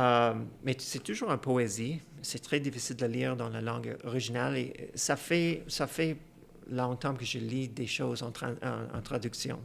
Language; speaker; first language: French; non-native, fluent; Persian